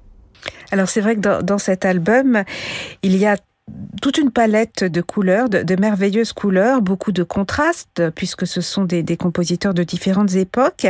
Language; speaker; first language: French; native; French